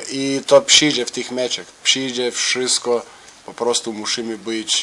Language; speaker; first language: Polish; non-native, fluent; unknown